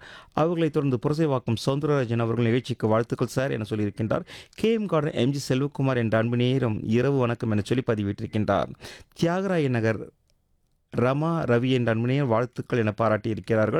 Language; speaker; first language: Tamil; native; Tamil